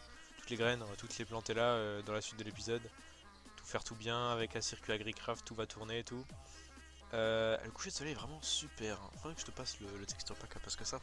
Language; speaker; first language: French; native; French